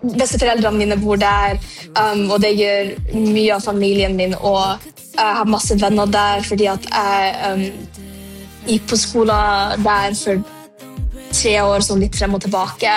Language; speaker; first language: Norwegian; early bilingual, heritage; English